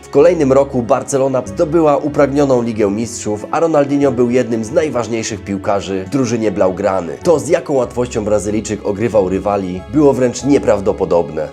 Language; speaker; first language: Polish; native; Polish